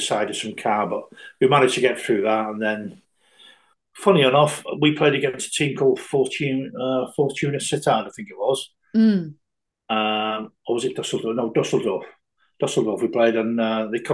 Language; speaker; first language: English; native; English